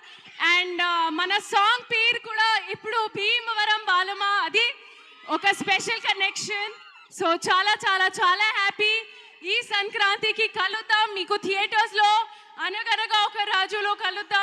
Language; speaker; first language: Telugu; non-native, learner; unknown